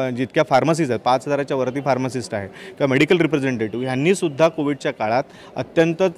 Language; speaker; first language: Marathi; native; Marathi